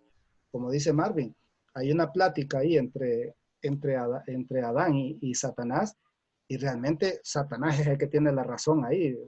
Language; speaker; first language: Spanish; native; Spanish